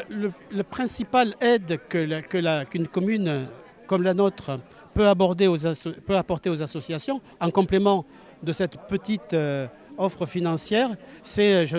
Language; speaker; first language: French; native; French